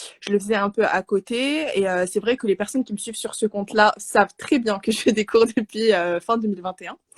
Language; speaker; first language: French; non-native, local second language; Arabic